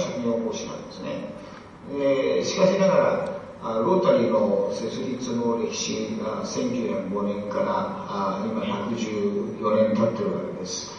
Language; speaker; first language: Japanese; native; Japanese